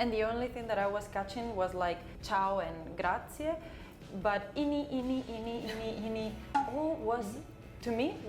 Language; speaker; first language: English; non-native, fluent; Spanish